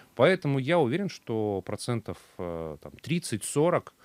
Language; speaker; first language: Russian; native; Russian